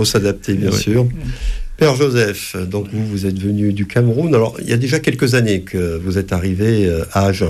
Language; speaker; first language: French; native; French